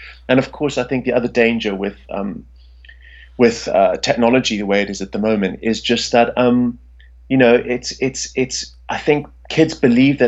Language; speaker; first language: English; native; English